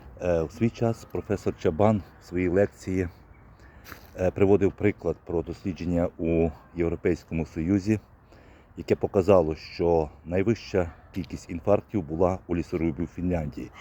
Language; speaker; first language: Ukrainian; native; Ukrainian